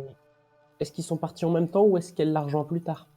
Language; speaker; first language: French; native; French